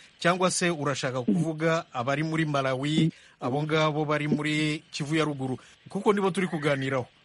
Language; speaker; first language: Kinyarwanda; native; Kinyarwanda